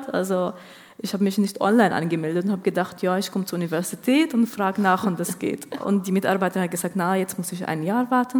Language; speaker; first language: German; non-native, fluent; Arabic